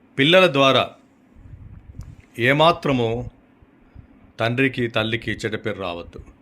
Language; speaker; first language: Telugu; native; Telugu